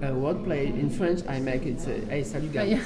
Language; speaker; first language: English; non-native, learner; French